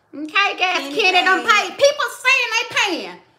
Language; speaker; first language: English; native; English